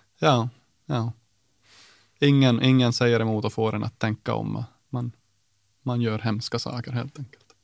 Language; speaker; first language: Swedish; native; Swedish